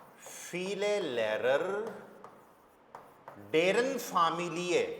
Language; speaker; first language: German; non-native, fluent; Hindi